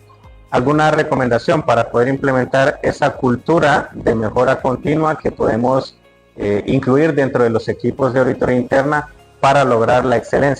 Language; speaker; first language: Spanish; native; Spanish